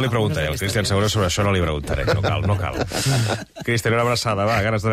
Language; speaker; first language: Catalan; native; Catalan